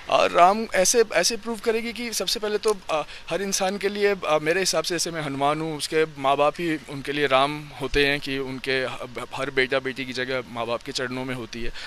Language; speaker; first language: Hindi; native; Hindi